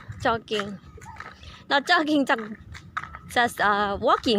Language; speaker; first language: English; non-native, learner; Thai